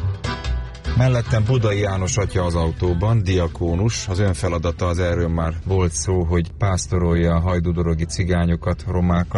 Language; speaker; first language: Hungarian; native; Hungarian